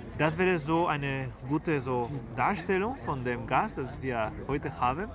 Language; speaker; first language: German; non-native, fluent; Spanish